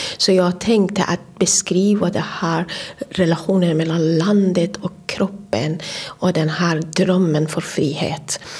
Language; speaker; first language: Swedish; non-native, fluent; Persian